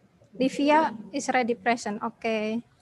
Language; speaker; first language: English; non-native, learner; Indonesian